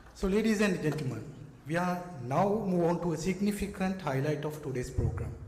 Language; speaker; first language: English; non-native, local second language; Sinhala